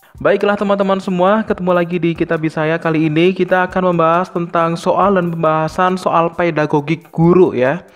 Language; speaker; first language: Indonesian; native; Indonesian